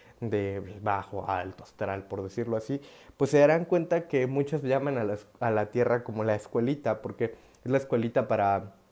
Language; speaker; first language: Spanish; native; Spanish